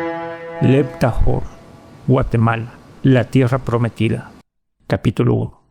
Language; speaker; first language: Spanish; native; Spanish